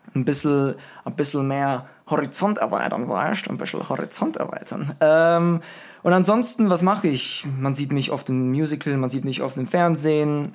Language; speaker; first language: German; native; German